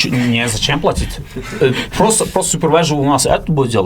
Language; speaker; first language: Russian; non-native, local second language; Uzbek